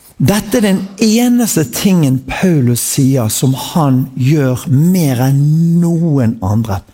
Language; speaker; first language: Norwegian; native; Norwegian